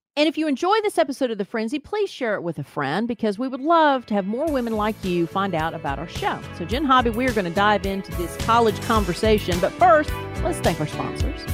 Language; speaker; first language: English; native; English